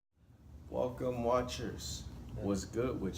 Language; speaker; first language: English; native; English